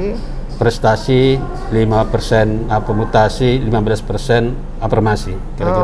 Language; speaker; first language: Indonesian; native; Indonesian